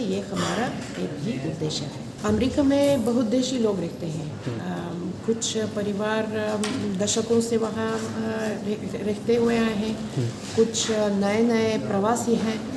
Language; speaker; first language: Hindi; non-native, fluent; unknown